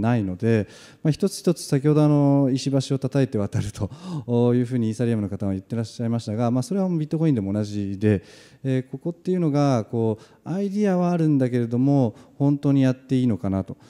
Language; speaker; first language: Japanese; native; Japanese